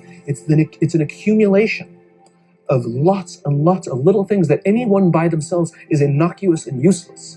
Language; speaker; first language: English; native; English